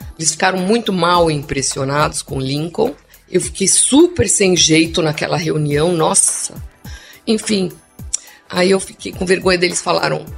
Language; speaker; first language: Portuguese; non-native, local second language; English